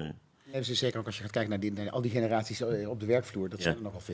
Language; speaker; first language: Dutch; native; Dutch